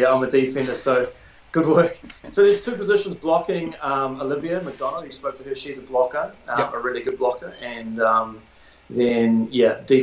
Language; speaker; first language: English; native; English